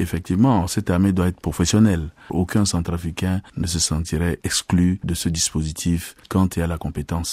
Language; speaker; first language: French; non-native, local second language; Sango